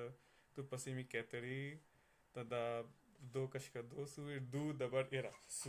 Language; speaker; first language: Lithuanian; non-native, learner; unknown